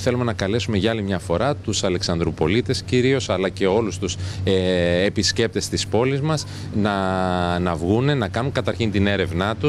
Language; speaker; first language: Greek; native; Greek